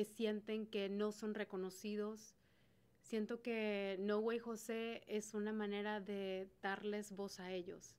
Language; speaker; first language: Spanish; native; Spanish